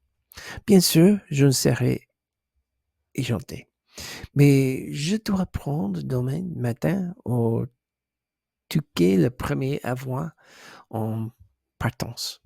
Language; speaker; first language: French; non-native, learner; English